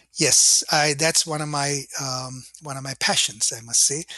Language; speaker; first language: English; non-native, local second language; Sinhala